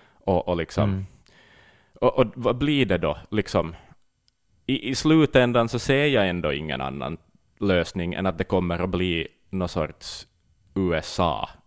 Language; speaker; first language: Swedish; native; Swedish